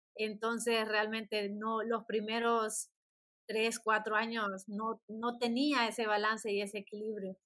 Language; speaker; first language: Spanish; native; Spanish